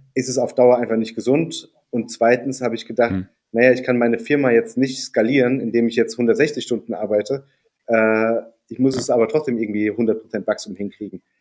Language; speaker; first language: German; native; German